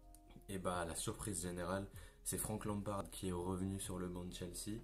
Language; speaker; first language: French; native; French